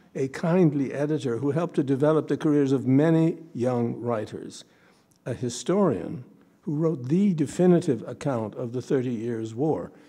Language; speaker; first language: English; native; English